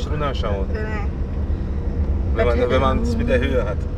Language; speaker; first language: German; native; German